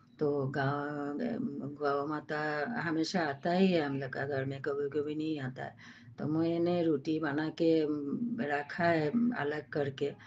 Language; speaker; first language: Hindi; non-native, local second language; Bangla